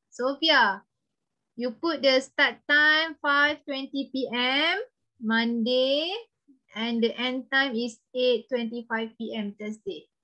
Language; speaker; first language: English; non-native, local second language; Malay